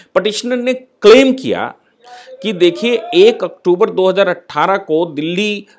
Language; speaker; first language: Hindi; native; Hindi